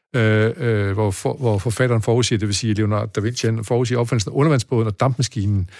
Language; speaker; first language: Danish; native; Danish